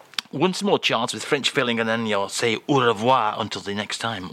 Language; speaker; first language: English; native; English